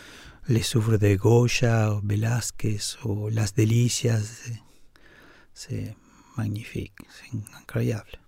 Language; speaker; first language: French; non-native, fluent; Spanish